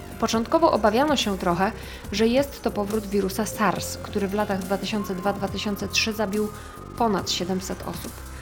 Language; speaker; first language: Polish; native; Polish